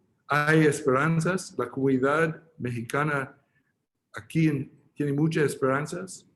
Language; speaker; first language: Spanish; non-native, fluent; English